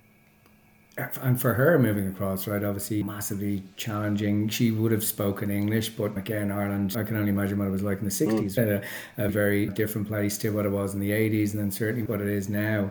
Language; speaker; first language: English; native; English